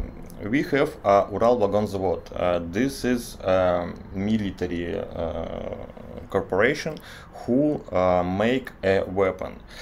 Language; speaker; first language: English; non-native, learner; Russian